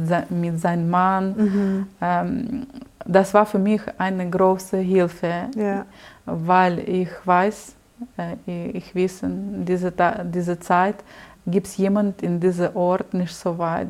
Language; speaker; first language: German; non-native, learner; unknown